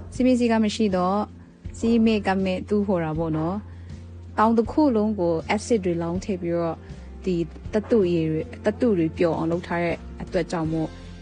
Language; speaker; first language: Burmese; non-native, local second language; Kachin